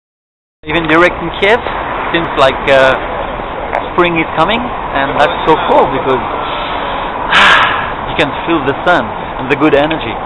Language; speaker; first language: English; non-native, fluent; French